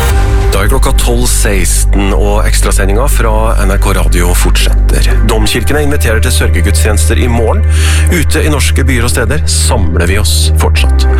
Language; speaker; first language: Norwegian; native; Norwegian